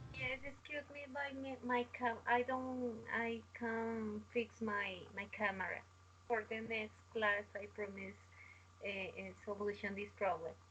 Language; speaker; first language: English; non-native, learner; Spanish